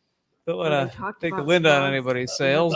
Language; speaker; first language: English; native; English